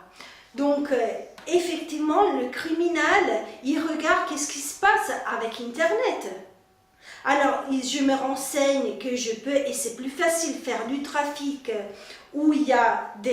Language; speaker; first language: French; non-native, fluent; Spanish